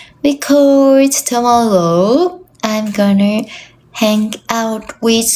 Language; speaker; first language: English; non-native, learner; Japanese